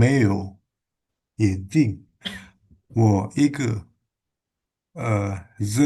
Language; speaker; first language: Chinese; non-native, learner; Indonesian